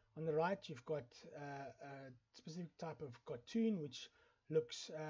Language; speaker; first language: English; non-native, local second language; Afrikaans